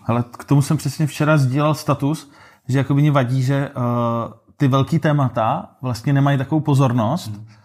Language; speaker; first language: Czech; native; Czech